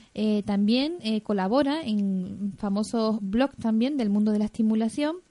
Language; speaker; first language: Spanish; native; Spanish